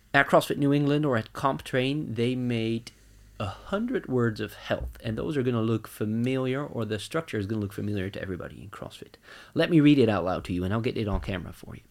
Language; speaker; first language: English; non-native, fluent; Dutch